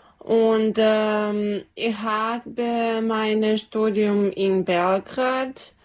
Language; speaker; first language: German; non-native, learner; Serbian